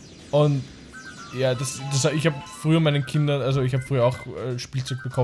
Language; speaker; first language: German; native; German